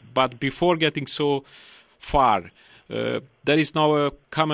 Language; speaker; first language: English; non-native, fluent; Hungarian